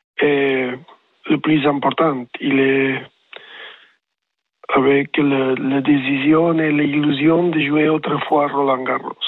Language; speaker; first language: French; non-native, learner; Spanish